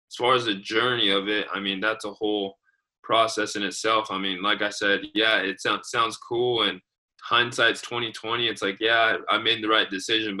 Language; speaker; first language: English; native; English